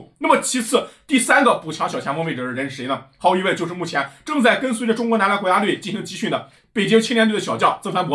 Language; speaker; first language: Chinese; native; Chinese